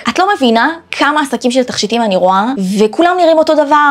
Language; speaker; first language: Hebrew; native; Hebrew